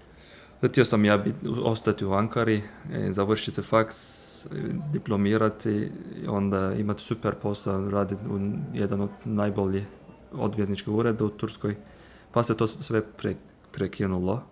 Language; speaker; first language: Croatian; non-native, fluent; Turkish